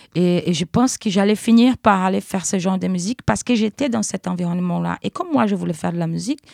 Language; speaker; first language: French; non-native, fluent; Portuguese